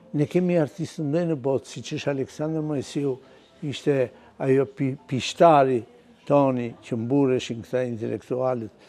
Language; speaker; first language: Albanian; native; Albanian